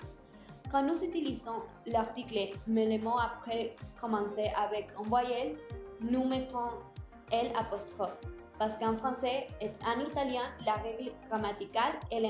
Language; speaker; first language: French; non-native, learner; Spanish